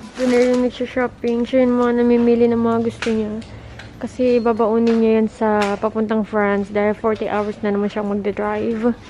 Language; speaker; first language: Filipino; native; Filipino